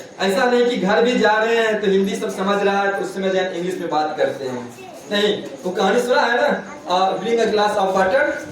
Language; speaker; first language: Hindi; native; Hindi